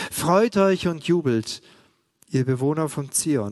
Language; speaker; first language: German; native; German